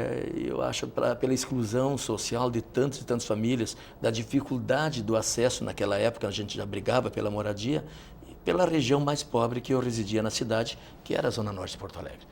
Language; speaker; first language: Portuguese; native; Portuguese